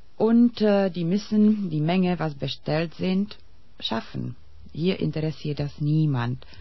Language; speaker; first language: German; non-native, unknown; Czech